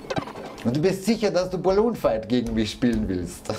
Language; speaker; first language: German; native; German